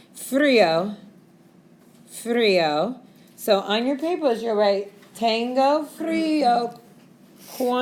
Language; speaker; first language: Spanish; non-native, fluent; English